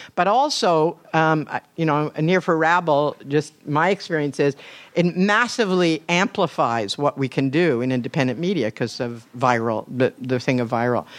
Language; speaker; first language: English; native; English